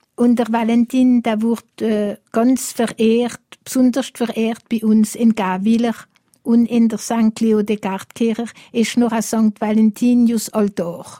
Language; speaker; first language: German; non-native, local second language; Swiss German